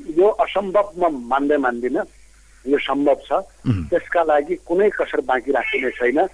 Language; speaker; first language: Nepali; native; Nepali